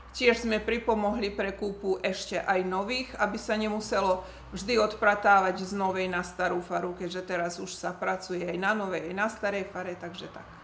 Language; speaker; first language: Slovak; native; Slovak